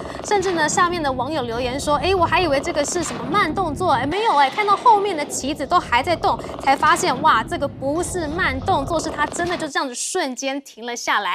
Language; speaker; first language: Chinese; native; Chinese